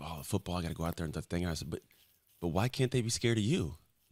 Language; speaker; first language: English; native; English